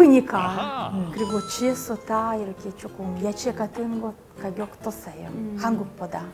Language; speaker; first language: Korean; non-native, fluent; Russian